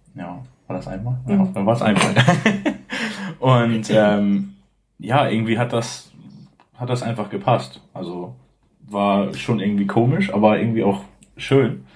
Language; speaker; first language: German; native; German